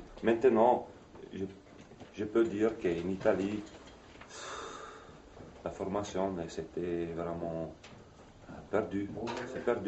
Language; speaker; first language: French; non-native, fluent; Italian